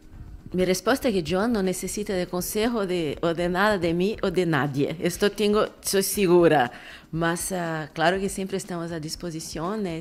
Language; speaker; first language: Spanish; non-native, fluent; Portuguese